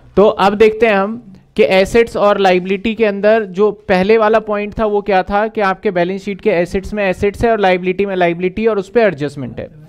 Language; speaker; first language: Hindi; native; Hindi